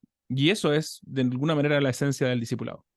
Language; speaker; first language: Spanish; native; Spanish